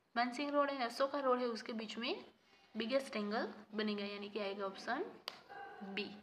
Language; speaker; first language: Hindi; non-native, local second language; Gujarati